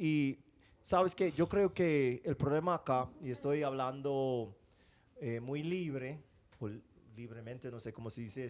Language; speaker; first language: Spanish; non-native, fluent; English